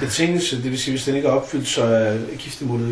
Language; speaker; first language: Danish; native; Danish